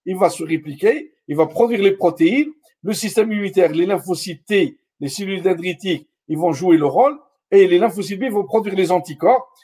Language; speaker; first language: French; non-native, local second language; Arabic